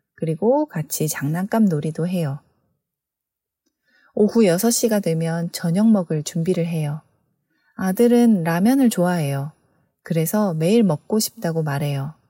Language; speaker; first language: Korean; native; Korean